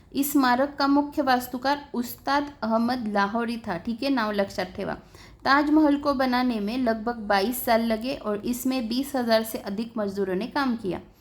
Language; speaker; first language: Hindi; non-native, local second language; Marathi